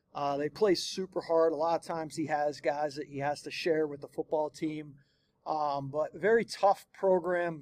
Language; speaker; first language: English; native; English